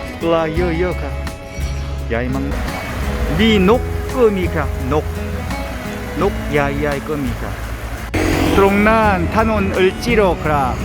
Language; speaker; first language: Thai; non-native, learner; Korean